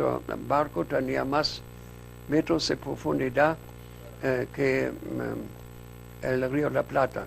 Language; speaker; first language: Spanish; non-native, fluent; German